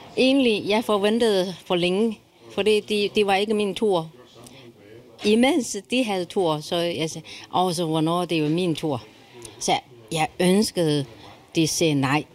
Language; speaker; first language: Danish; non-native, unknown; Chinese